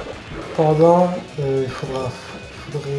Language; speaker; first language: French; native; French